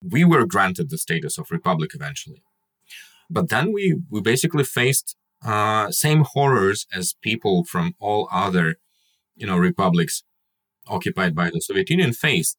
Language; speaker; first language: English; non-native, fluent; Kyrgyz